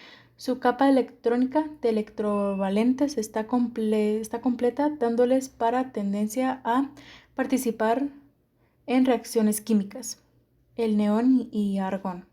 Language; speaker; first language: Spanish; native; Spanish